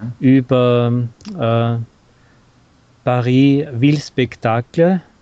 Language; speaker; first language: German; native; German